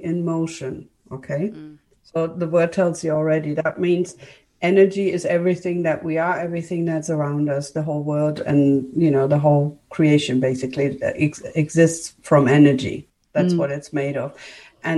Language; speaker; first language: English; non-native, fluent; German